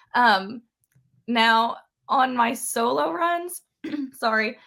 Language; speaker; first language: English; native; English